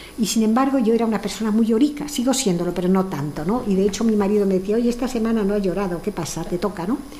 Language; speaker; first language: Spanish; early bilingual, other home language; French